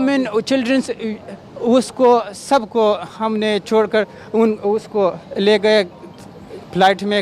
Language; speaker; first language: Hindi; non-native, learner; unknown